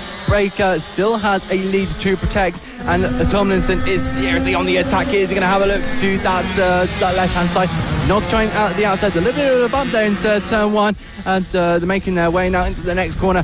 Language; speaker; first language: English; native; English